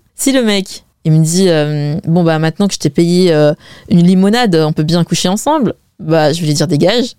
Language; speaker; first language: French; early bilingual, other home language; Wu Chinese